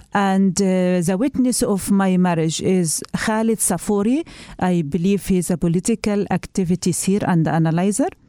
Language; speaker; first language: English; non-native, learner; Arabic